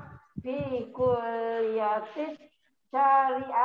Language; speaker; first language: Arabic; non-native, learner; Indonesian